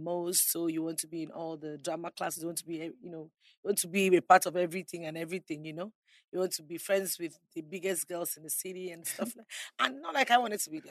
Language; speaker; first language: English; non-native, local second language; Ibibio